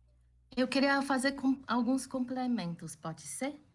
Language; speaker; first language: Portuguese; early bilingual, other home language; Chinese